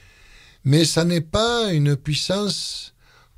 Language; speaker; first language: French; native; French